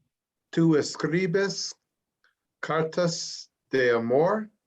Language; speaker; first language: Spanish; non-native, learner; English